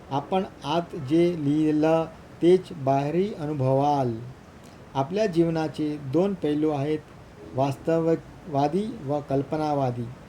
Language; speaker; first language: Marathi; non-native, local second language; Gujarati